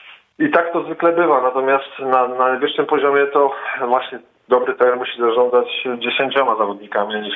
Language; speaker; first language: Polish; native; Polish